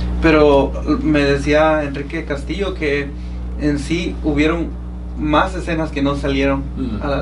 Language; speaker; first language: Spanish; native; Spanish